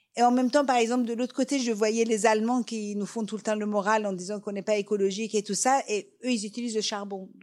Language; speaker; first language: French; non-native, fluent; Persian